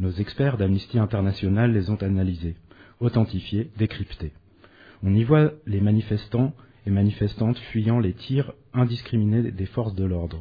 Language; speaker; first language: French; native; French